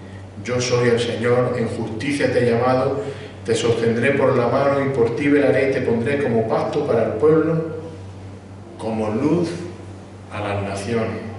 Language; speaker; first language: Spanish; native; Spanish